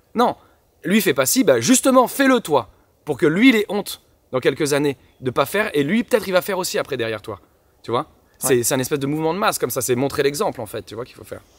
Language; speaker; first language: French; native; French